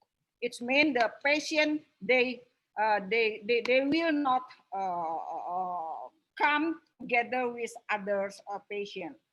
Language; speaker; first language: English; non-native, local second language; Indonesian